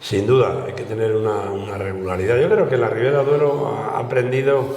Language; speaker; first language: Spanish; native; Spanish